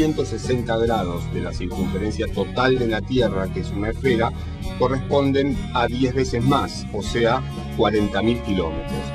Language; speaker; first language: Spanish; native; Spanish